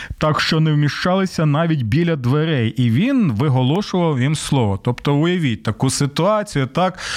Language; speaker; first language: Ukrainian; native; Ukrainian